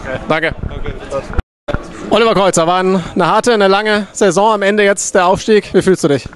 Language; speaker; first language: German; native; German